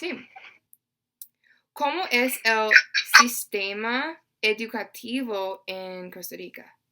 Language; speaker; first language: Spanish; non-native, learner; English